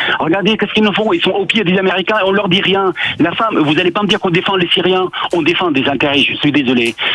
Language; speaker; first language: French; non-native, fluent; Arabic